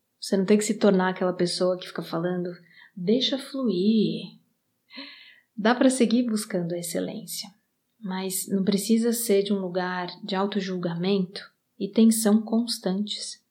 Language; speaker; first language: Portuguese; native; Portuguese